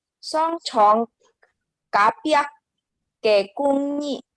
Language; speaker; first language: Chinese; non-native, learner; Indonesian